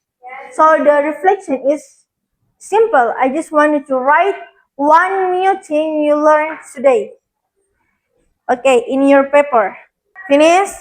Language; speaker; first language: English; non-native, learner; Indonesian